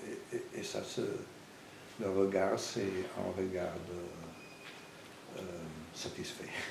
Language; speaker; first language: French; non-native, fluent; Italian